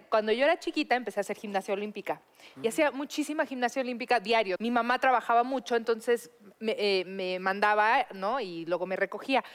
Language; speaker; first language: Spanish; native; Spanish